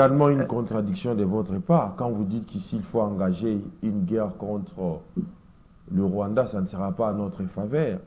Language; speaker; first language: French; non-native, local second language; Lingala